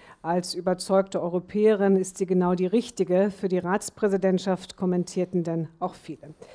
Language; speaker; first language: German; native; German